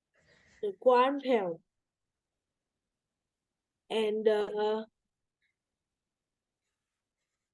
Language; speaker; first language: English; non-native, learner; Vietnamese